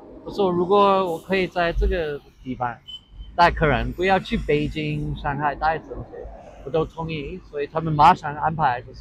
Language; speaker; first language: Chinese; non-native, fluent; English